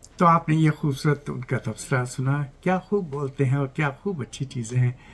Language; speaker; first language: Urdu; native; Urdu